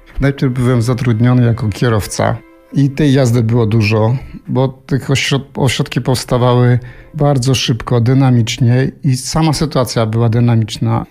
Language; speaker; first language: Polish; early bilingual, heritage; Ukrainian